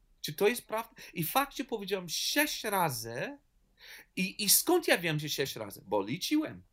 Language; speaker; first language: Polish; non-native, learner; English